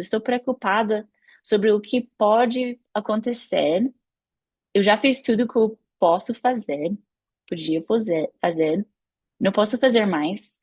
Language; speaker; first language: Portuguese; non-native, fluent; English